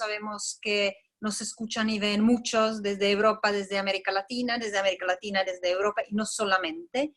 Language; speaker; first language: Spanish; non-native, fluent; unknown